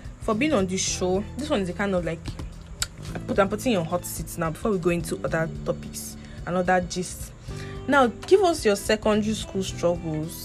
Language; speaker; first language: English; non-native, local second language; Igbo